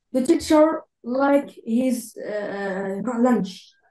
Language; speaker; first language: English; non-native, learner; Arabic